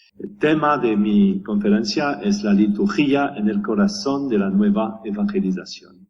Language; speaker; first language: Spanish; non-native, learner; French